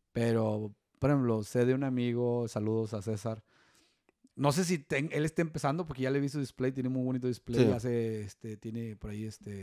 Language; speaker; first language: Spanish; native; Spanish